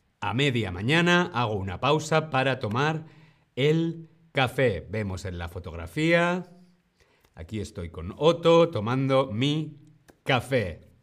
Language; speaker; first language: Spanish; non-native, fluent; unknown